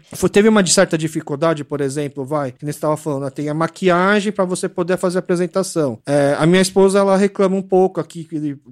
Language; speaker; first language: Portuguese; early bilingual, other home language; Korean